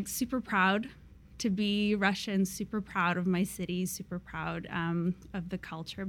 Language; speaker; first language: English; native; English